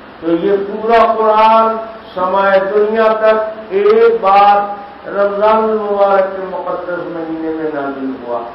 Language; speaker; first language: Urdu; native; Urdu